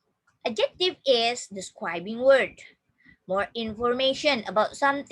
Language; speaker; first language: English; non-native, fluent; Indonesian